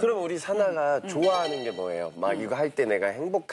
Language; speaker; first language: Korean; native; Korean